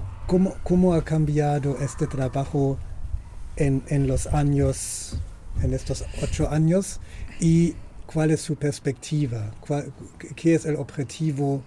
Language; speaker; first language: Spanish; non-native, fluent; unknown